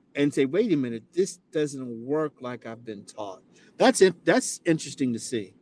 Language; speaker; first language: English; native; English